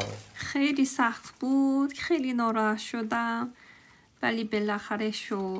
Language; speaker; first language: Persian; non-native, learner; Korean